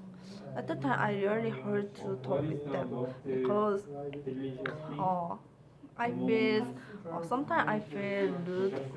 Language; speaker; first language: English; non-native, learner; Korean